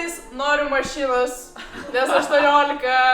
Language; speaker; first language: Lithuanian; native; Lithuanian